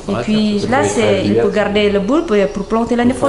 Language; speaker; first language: French; non-native, learner; Indonesian